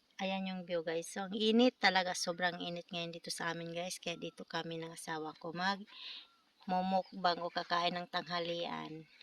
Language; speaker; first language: Filipino; non-native, local second language; Cebuano